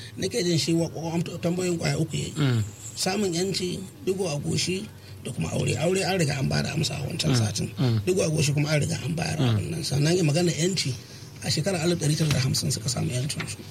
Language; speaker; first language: Hausa; native; Hausa